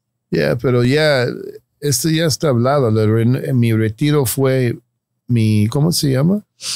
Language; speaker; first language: Spanish; non-native, fluent; English